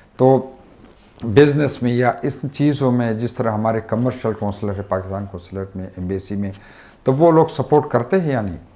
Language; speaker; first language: Urdu; non-native, local second language; Pashto